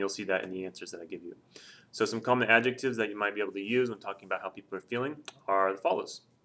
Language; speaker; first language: English; native; English